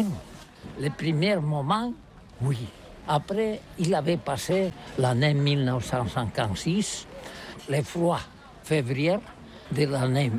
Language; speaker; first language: French; non-native, learner; Catalan